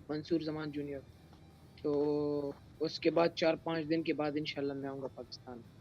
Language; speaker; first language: Urdu; non-native, local second language; Pashto